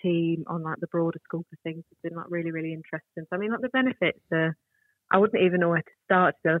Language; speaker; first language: English; native; English